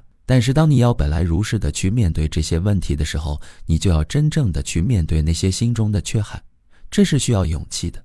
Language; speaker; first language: Chinese; native; Chinese